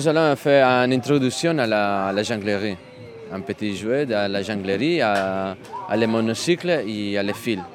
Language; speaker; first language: French; non-native, learner; Italian